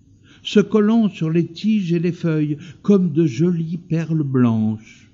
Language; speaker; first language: French; native; French